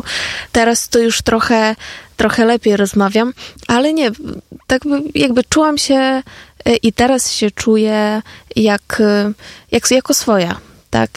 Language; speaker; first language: Polish; non-native, fluent; Ukrainian